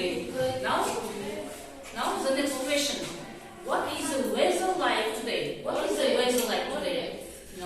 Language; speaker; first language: English; non-native, learner; Russian